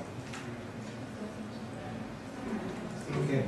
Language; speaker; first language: Portuguese; non-native, fluent; English